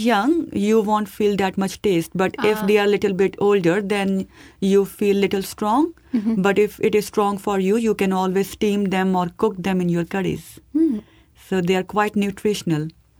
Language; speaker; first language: English; non-native, local second language; Hindi